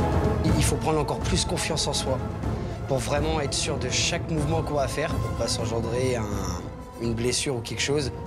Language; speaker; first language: French; native; French